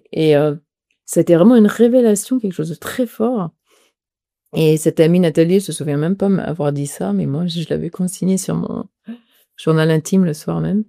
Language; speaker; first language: French; native; French